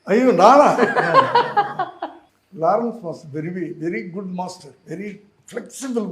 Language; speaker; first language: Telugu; non-native, learner; Tamil